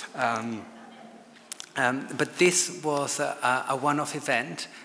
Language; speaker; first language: English; non-native, fluent; Italian